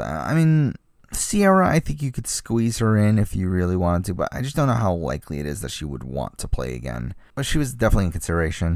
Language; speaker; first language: English; native; English